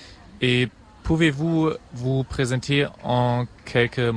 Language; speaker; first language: French; non-native, fluent; German